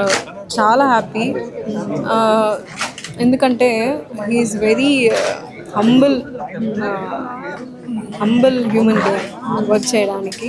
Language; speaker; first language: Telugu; non-native, learner; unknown